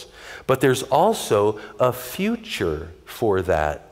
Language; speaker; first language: English; native; English